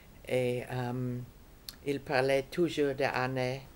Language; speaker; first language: French; non-native, fluent; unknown